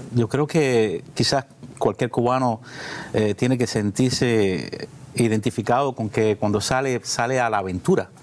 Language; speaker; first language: Spanish; native; Spanish